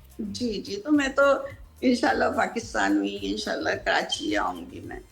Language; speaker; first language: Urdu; native; Urdu